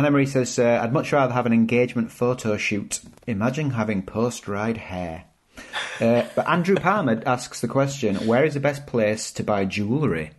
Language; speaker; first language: English; native; English